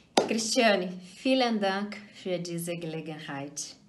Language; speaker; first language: German; non-native, fluent; Portuguese